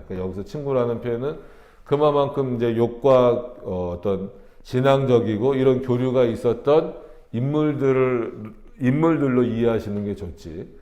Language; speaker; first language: Korean; native; Korean